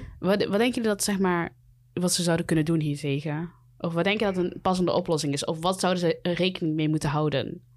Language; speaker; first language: Dutch; early bilingual, other home language; Somali